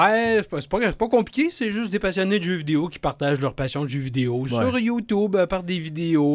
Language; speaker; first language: French; native; French